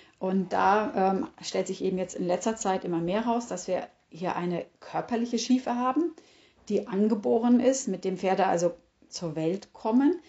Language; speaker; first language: German; native; German